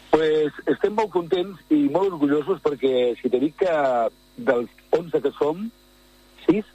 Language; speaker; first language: Catalan; native; Catalan